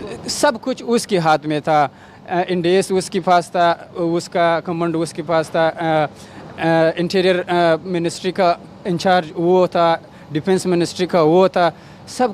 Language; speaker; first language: Hindi; non-native, learner; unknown